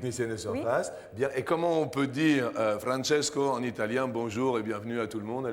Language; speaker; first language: French; native; French